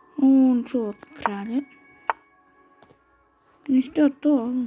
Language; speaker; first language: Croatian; early bilingual, heritage; Croatian